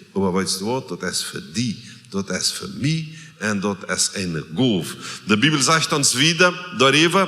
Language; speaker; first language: German; non-native, learner; Plautdietsch